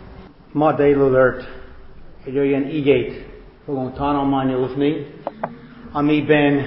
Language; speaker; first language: Hungarian; non-native, fluent; English